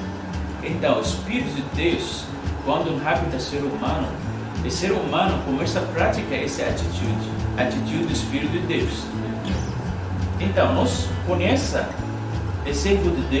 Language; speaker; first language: Portuguese; non-native, learner; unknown